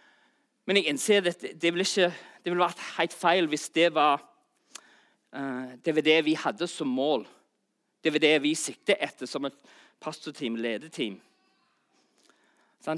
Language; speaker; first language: Norwegian; non-native, fluent; English